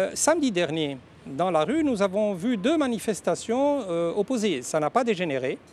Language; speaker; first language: French; non-native, local second language; Arabic